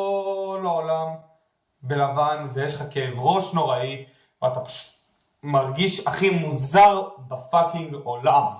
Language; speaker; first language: Hebrew; native; Hebrew